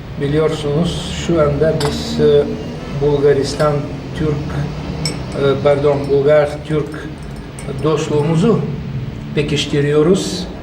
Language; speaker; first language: Turkish; non-native, fluent; Bulgarian